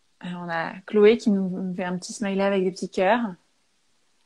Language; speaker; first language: French; native; French